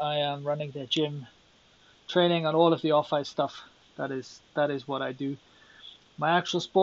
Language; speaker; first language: English; native; English